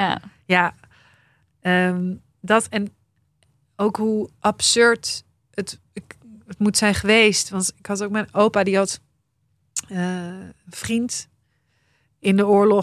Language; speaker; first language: Dutch; native; Dutch